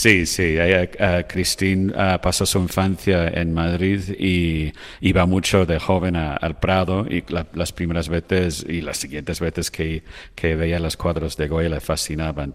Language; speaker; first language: Spanish; non-native, fluent; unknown